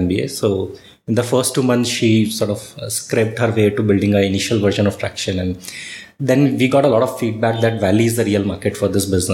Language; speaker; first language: English; non-native, local second language; Marwari